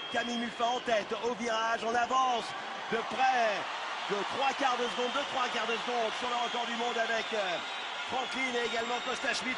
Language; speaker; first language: French; native; French